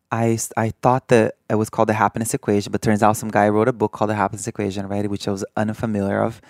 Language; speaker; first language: English; early bilingual, other home language; Portuguese